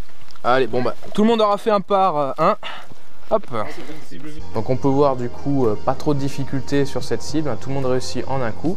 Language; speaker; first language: French; native; French